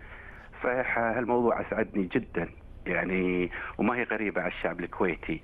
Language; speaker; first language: Arabic; native; Arabic